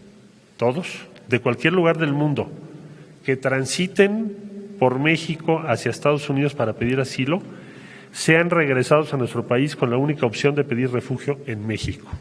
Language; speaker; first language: Spanish; native; Spanish